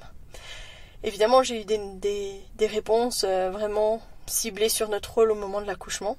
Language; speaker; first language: French; native; French